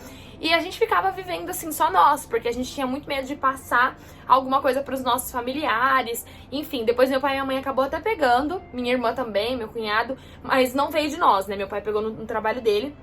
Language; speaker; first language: Portuguese; native; Portuguese